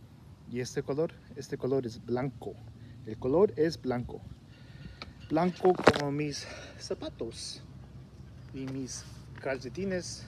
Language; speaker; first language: Spanish; early bilingual, heritage; Spanish